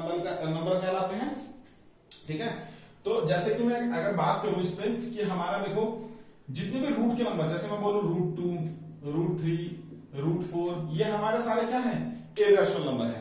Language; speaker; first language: Hindi; native; Hindi